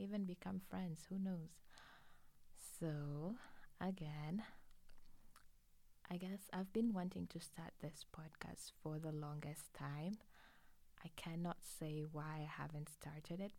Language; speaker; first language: English; non-native, local second language; Swahili